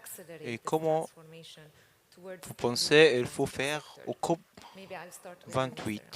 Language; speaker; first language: French; non-native, learner; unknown